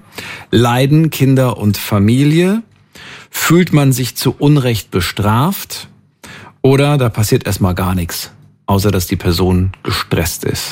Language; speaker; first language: German; native; German